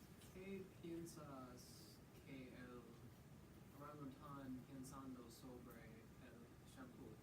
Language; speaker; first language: Spanish; non-native, learner; English